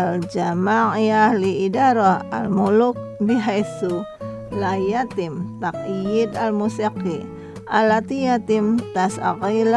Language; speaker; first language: Arabic; non-native, fluent; Indonesian